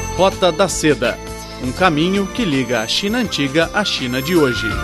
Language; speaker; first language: Portuguese; non-native, fluent; Chinese